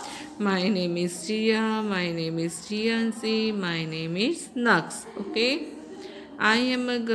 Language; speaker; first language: English; non-native, local second language; Hindi